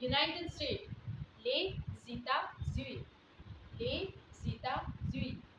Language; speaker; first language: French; non-native, learner; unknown